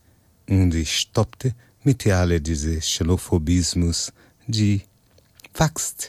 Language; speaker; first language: German; non-native, fluent; Portuguese